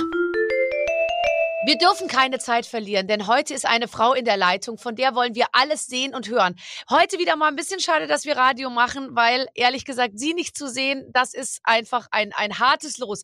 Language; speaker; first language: German; native; German